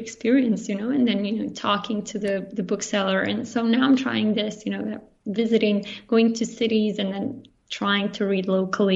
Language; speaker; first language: English; non-native, fluent; Serbian